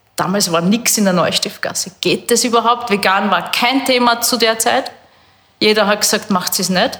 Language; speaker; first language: German; native; German